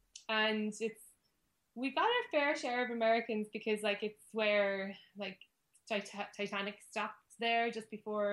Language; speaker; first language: English; native; English